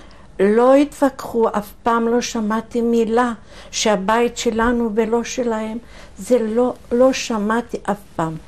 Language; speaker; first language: Hebrew; non-native, fluent; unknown